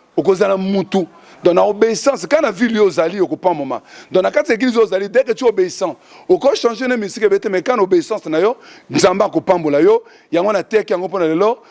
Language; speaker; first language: Lingala; native; Lingala